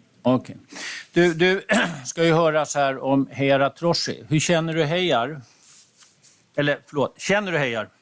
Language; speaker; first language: Swedish; native; Swedish